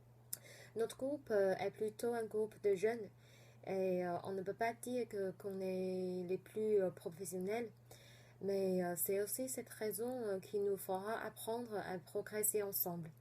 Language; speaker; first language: French; non-native, fluent; Chinese